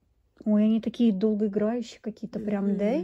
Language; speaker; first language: Russian; native; Russian